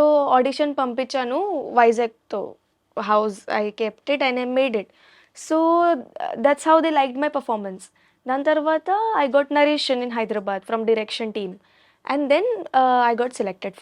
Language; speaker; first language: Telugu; non-native, local second language; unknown